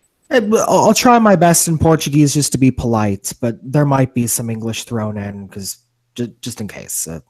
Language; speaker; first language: English; native; English